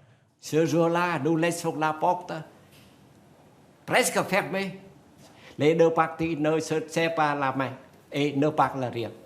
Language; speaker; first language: French; non-native, fluent; Vietnamese